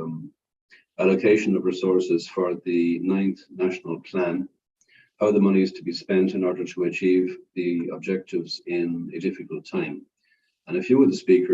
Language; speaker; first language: English; non-native, fluent; Irish